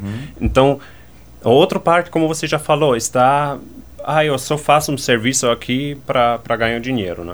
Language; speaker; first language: Portuguese; non-native, fluent; German